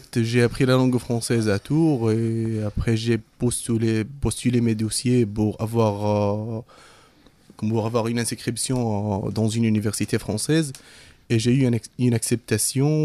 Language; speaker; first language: French; non-native, fluent; Arabic